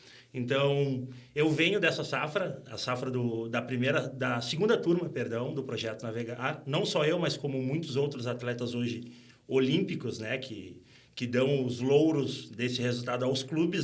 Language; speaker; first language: Portuguese; native; Portuguese